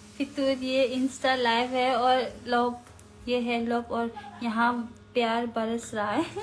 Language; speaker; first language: Hindi; non-native, local second language; Tibetan